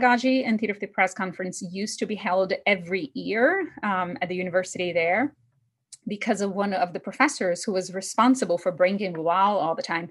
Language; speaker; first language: English; non-native, fluent; Portuguese